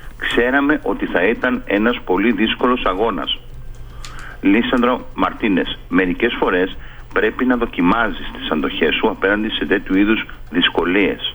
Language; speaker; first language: Greek; non-native, fluent; Spanish